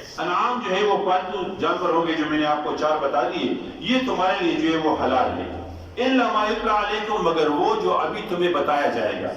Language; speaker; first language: Urdu; non-native, local second language; Pashto